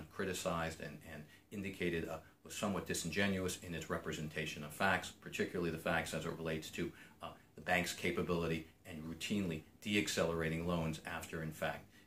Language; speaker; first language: English; native; English